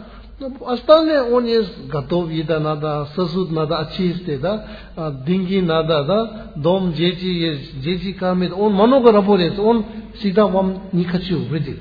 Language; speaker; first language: Russian; non-native, learner; Tibetan